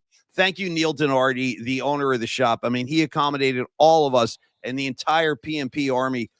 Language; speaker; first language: English; native; English